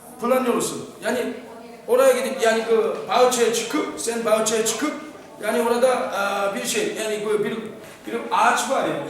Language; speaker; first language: Turkish; non-native, fluent; Korean